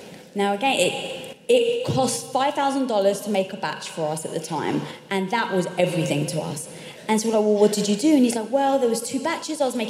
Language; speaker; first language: English; native; English